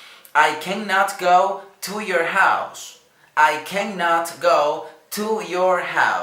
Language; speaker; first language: English; non-native, learner; Spanish